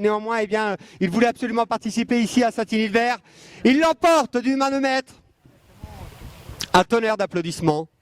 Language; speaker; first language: French; native; French